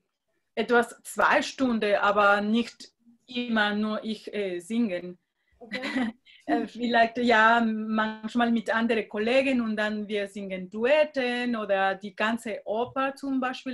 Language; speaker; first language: German; non-native, fluent; Spanish